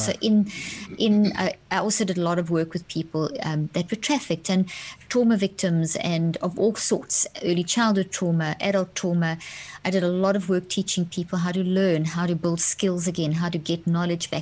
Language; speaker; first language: English; native; English